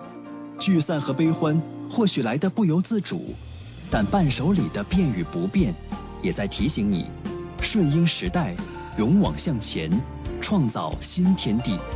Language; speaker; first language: Chinese; native; Chinese